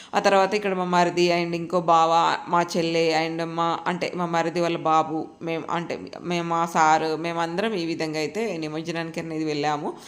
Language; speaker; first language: Telugu; native; Telugu